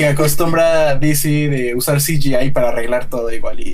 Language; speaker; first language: Spanish; native; Spanish